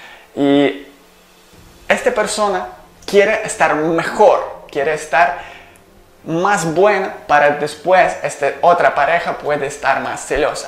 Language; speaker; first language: Spanish; non-native, learner; Ukrainian